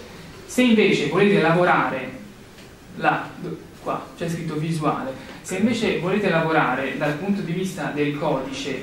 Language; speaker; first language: Italian; native; Italian